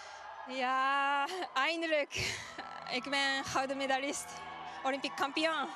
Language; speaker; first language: Dutch; non-native, learner; Japanese